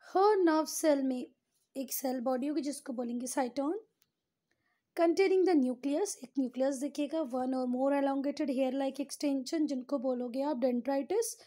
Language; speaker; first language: Hindi; native; Hindi